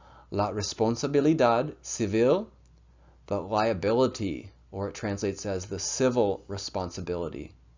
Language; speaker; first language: English; native; English